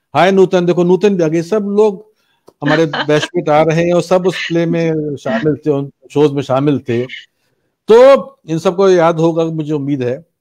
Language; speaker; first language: Hindi; native; Hindi